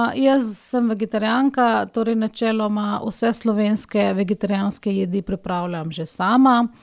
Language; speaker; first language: Slovenian; non-native, fluent; Hindi